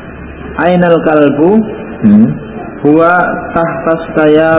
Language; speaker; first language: Arabic; non-native, learner; Indonesian